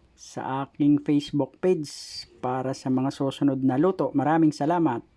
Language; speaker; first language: Filipino; non-native, local second language; Bikol